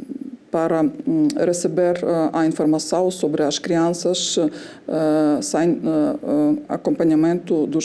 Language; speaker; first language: Portuguese; non-native, fluent; Ukrainian